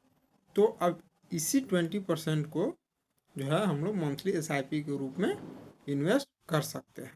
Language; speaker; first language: Hindi; native; Hindi